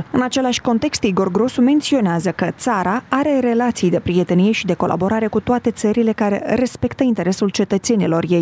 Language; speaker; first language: Romanian; native; Romanian